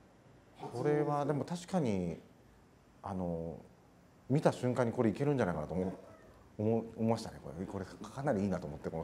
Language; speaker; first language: Japanese; native; Japanese